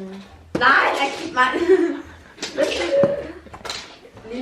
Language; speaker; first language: German; early bilingual, other home language; Filipino